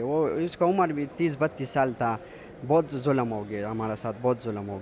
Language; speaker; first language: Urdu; non-native, local second language; Pashto